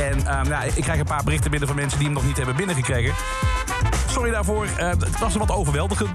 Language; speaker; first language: Dutch; native; Dutch